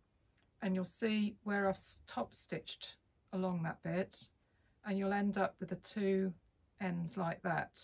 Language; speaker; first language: English; native; English